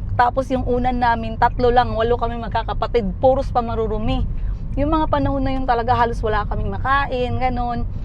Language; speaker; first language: Filipino; non-native, local second language; Cebuano